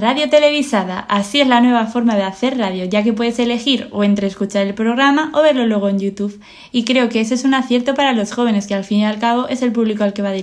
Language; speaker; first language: Spanish; native; Spanish